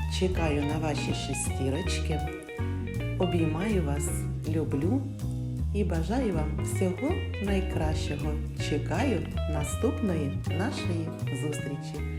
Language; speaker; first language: Ukrainian; native; Ukrainian